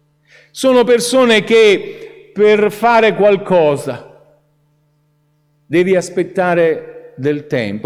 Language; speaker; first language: Italian; native; Italian